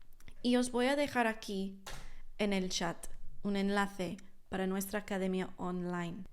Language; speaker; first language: Spanish; non-native, fluent; English